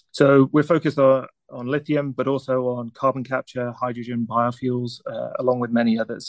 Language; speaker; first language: English; native; English